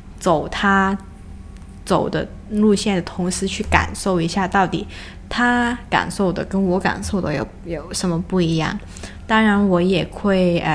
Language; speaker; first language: Chinese; non-native, local second language; Cantonese